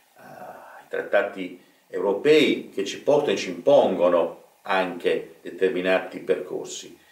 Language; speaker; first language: Italian; native; Italian